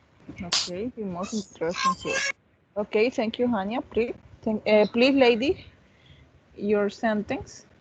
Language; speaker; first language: English; non-native, learner; Spanish